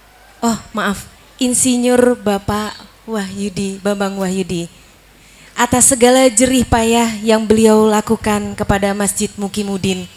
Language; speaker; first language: Indonesian; native; Indonesian